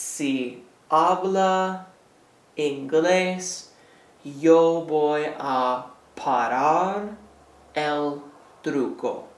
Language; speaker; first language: Spanish; non-native, fluent; English